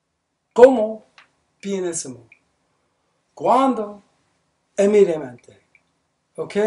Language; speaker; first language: Spanish; non-native, learner; English